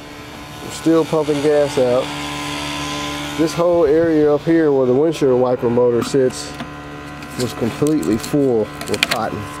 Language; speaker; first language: English; native; English